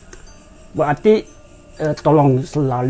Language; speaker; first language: Indonesian; non-native, learner; Dutch